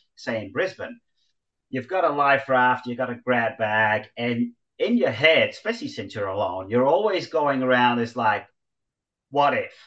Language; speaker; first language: English; non-native, fluent; Dutch